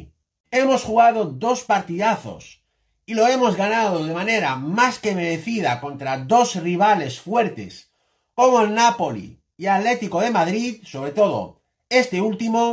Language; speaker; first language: Spanish; native; Spanish